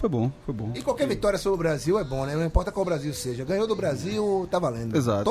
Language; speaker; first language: Portuguese; native; Portuguese